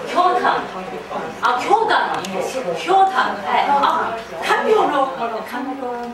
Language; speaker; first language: Japanese; non-native, fluent; Chinese